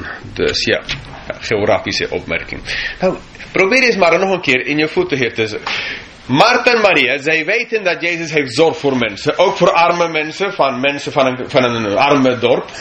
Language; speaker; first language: Dutch; non-native, fluent; English